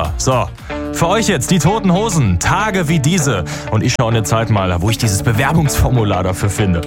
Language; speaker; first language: German; native; German